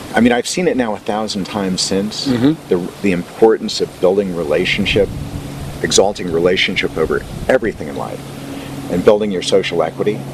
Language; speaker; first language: English; native; English